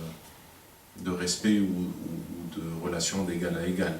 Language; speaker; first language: French; non-native, local second language; Arabic